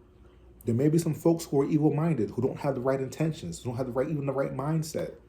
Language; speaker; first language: English; native; English